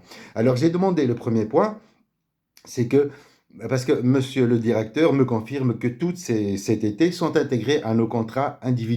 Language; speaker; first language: French; native; French